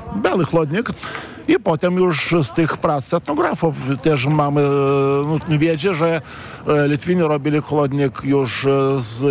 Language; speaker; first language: Polish; non-native, fluent; Lithuanian